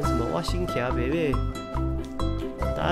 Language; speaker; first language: Chinese; native; Chinese